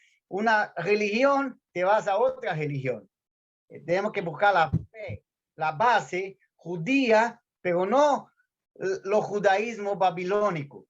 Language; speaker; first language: Spanish; non-native, fluent; Portuguese